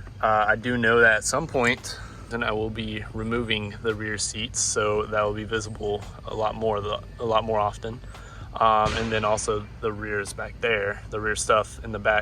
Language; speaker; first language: English; native; English